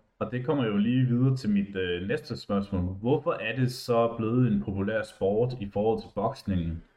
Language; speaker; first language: Danish; native; Danish